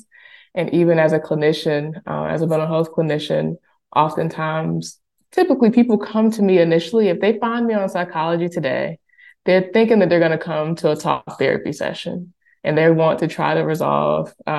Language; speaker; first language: English; native; English